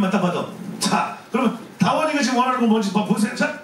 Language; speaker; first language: Korean; native; Korean